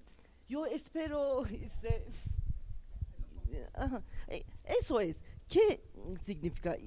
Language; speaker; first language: Spanish; non-native, learner; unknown